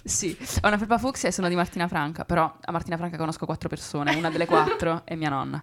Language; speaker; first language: Italian; native; Italian